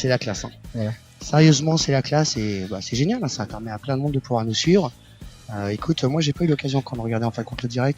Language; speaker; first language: French; native; French